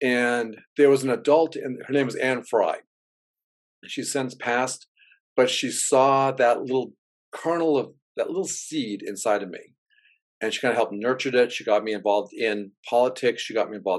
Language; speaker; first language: English; native; English